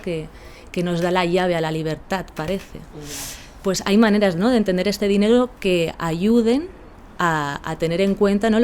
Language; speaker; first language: Spanish; native; Spanish